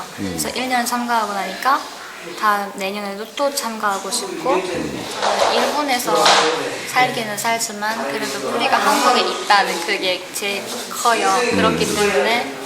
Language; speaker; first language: Korean; early bilingual, heritage; Korean